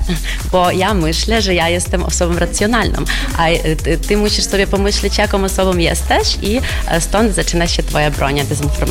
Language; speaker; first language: Polish; non-native, fluent; Ukrainian